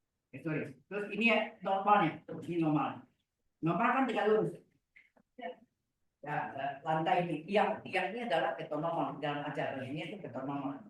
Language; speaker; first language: Indonesian; native; Indonesian